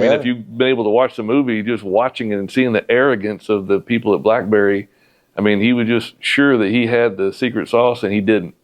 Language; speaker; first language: English; native; English